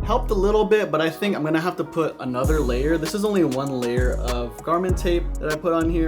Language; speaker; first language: English; native; English